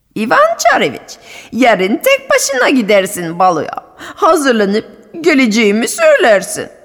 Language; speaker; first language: Turkish; non-native, fluent; French